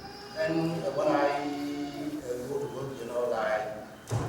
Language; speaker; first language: English; non-native, learner; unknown